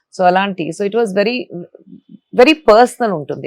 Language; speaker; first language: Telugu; non-native, local second language; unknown